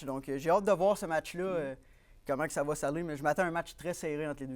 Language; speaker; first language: French; native; French